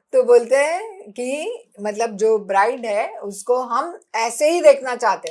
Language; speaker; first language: Hindi; non-native, local second language; Marathi